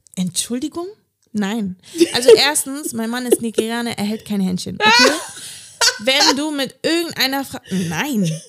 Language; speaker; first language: German; native; German